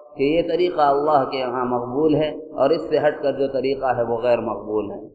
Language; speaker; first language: Urdu; native; Urdu